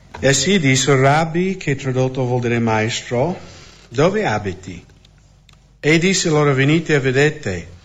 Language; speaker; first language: Italian; non-native, fluent; English